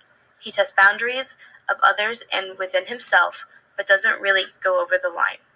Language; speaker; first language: English; native; English